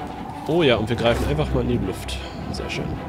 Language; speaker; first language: German; native; German